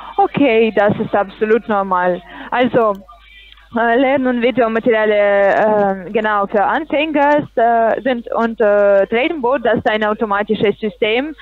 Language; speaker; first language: German; non-native, learner; Russian